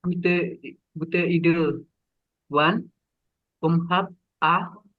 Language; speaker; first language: German; non-native, learner; Indonesian